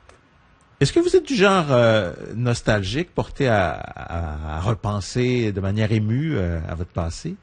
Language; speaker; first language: French; native; French